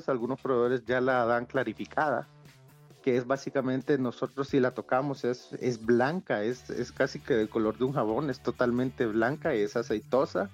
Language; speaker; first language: Spanish; native; Spanish